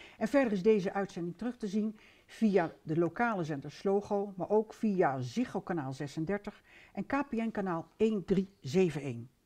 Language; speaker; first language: Dutch; native; Dutch